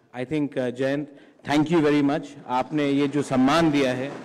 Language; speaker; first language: Hindi; non-native, local second language; Kok Borok